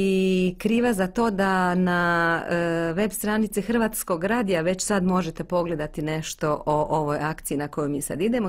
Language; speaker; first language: Bosnian; native; Bosnian